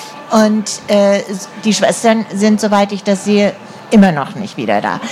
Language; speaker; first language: German; native; German